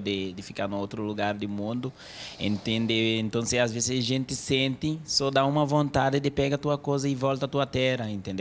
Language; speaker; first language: Portuguese; non-native, learner; Haitian Creole